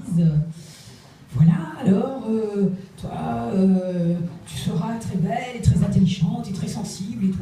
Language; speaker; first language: French; native; French